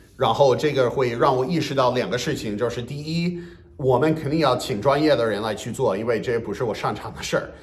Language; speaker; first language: Chinese; non-native, fluent; English